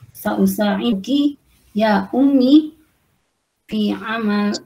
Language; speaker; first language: Arabic; non-native, learner; Indonesian